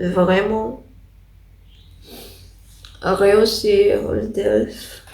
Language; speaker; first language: French; non-native, learner; Indonesian